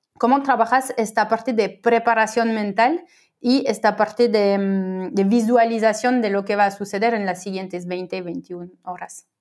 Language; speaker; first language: Spanish; non-native, fluent; French